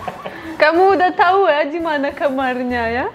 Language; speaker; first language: Indonesian; non-native, learner; Russian